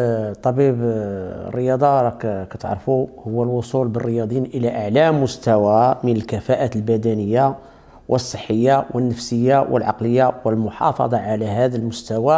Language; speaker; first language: Arabic; native; Arabic